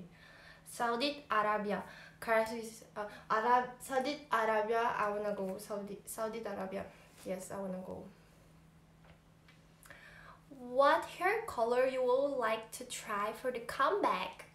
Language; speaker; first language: English; non-native, learner; Portuguese